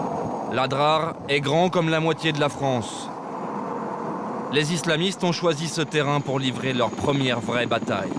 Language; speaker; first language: French; native; French